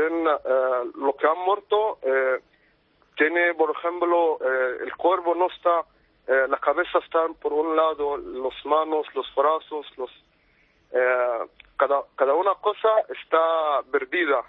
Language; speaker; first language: Spanish; non-native, fluent; Arabic